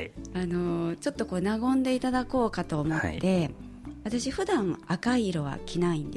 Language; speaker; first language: Japanese; native; Japanese